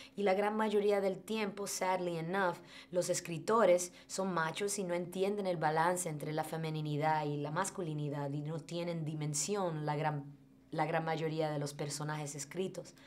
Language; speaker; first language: Spanish; early bilingual, other home language; English